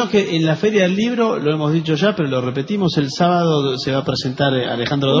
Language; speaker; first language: Spanish; native; Spanish